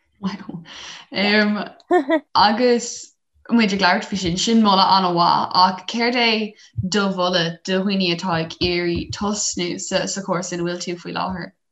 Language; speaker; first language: Irish; non-native, local second language; English